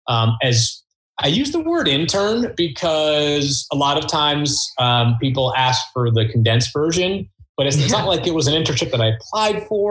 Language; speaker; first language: English; native; English